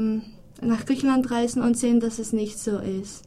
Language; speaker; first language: German; non-native, fluent; Greek